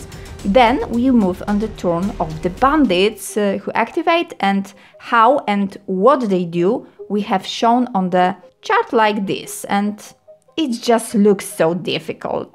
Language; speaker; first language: English; non-native, fluent; Polish